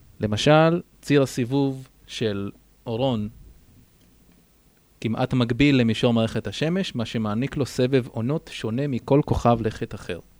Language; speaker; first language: Hebrew; native; Hebrew